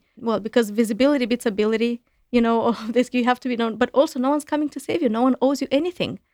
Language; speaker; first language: English; non-native, fluent; Romanian